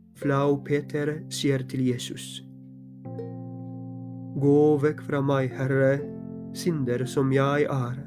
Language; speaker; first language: Norwegian; non-native, fluent; Polish